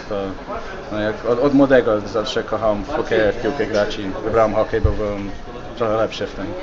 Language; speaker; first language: Polish; early bilingual, heritage; English